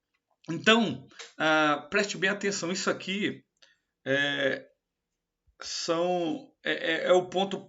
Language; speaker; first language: Portuguese; native; Portuguese